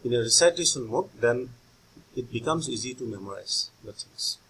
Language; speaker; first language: English; non-native, local second language; Assamese